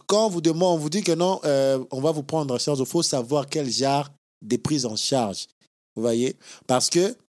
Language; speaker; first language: French; non-native, local second language; Lingala